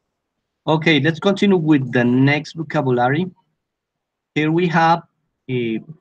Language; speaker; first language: English; non-native, learner; Spanish